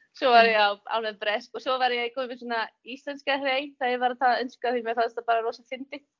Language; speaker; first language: Icelandic; non-native, fluent; Czech